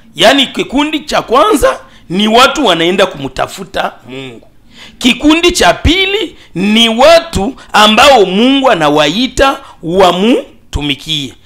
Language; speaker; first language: Swahili; native; Swahili